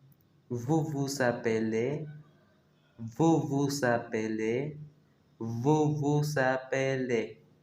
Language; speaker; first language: French; non-native, fluent; Spanish